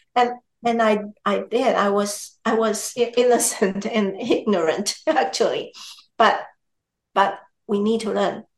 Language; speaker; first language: English; non-native, fluent; Chinese